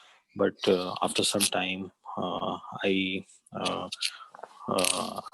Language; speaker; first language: English; non-native, learner; Urdu